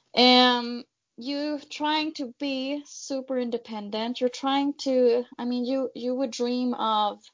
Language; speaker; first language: English; non-native, fluent; Swedish